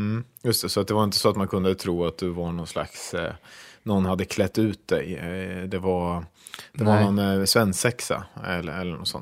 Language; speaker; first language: Swedish; native; Swedish